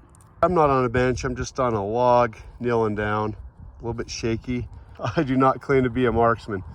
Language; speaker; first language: English; native; English